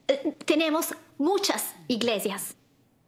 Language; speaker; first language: Spanish; non-native, fluent; Italian